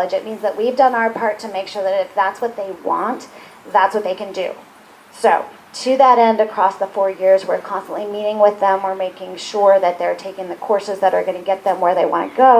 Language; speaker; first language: English; native; English